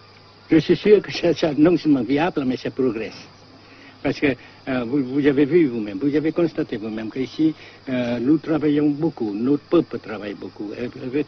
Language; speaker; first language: French; non-native, fluent; Vietnamese